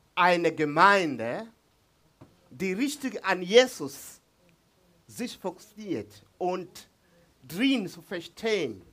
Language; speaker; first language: German; non-native, learner; Swahili